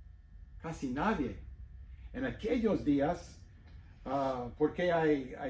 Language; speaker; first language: Spanish; non-native, fluent; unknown